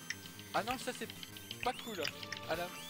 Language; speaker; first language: French; native; French